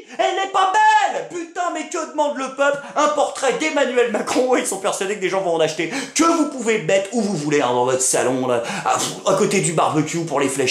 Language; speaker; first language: French; native; French